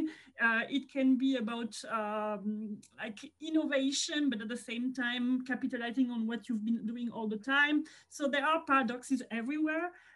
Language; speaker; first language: English; non-native, fluent; French